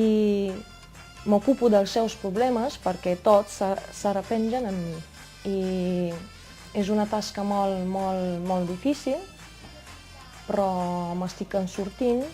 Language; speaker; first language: Catalan; non-native, fluent; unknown